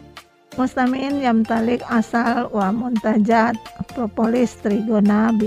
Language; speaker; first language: Arabic; non-native, learner; Indonesian